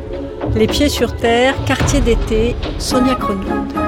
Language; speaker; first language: French; native; French